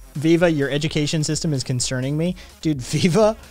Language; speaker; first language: English; native; English